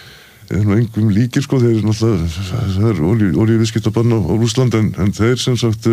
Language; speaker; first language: Icelandic; native; Icelandic